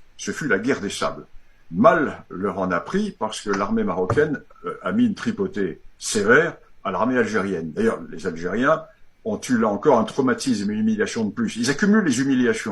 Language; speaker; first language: French; native; French